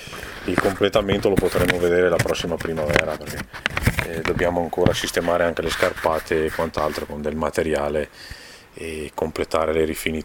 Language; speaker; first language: Italian; native; Italian